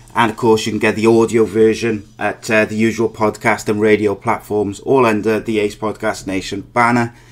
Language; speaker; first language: English; native; English